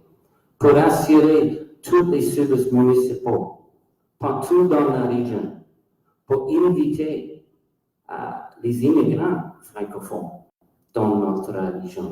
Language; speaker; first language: French; non-native, local second language; English